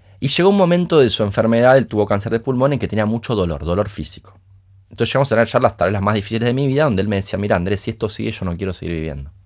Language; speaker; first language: Spanish; early bilingual, other home language; Portuguese